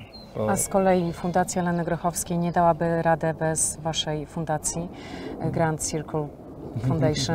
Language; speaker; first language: Polish; native; Polish